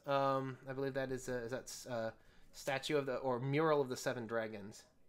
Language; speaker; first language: English; native; English